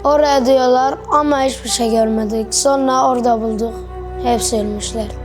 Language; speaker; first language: Turkish; early bilingual, other home language; Arabic